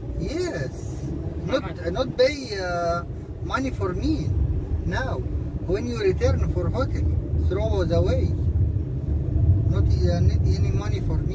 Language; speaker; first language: English; non-native, learner; Arabic